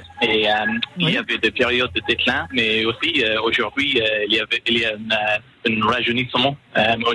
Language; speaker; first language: French; non-native, learner; English